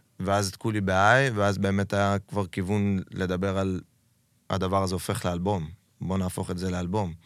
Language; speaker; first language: Hebrew; native; Hebrew